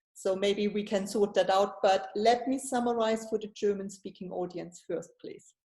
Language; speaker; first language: English; non-native, fluent; German